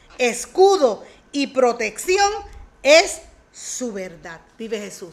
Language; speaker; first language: Spanish; native; Spanish